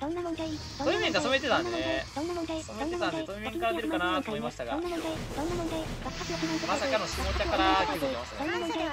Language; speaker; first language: Japanese; native; Japanese